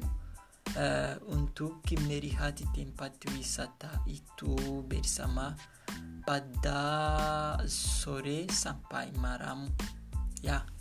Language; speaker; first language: Indonesian; non-native, learner; Kinyarwanda